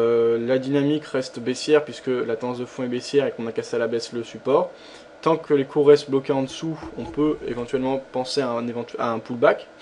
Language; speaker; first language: French; native; French